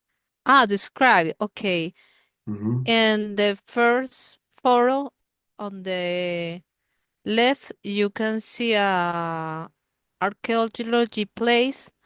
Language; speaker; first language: English; non-native, learner; Spanish